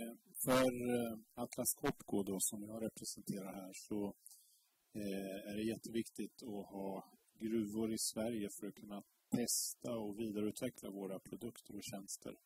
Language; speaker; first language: Swedish; native; Swedish